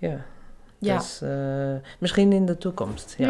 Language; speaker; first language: Dutch; non-native, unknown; Portuguese